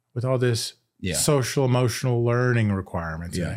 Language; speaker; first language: English; native; English